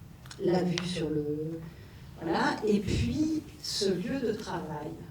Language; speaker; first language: French; native; French